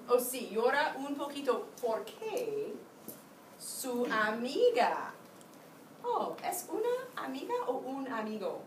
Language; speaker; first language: Spanish; non-native, fluent; English